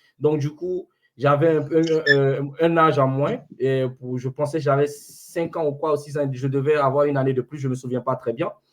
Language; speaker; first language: French; non-native, local second language; Fula